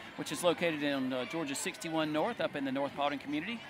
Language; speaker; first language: English; native; English